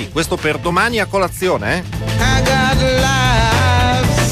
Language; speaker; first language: Italian; native; Italian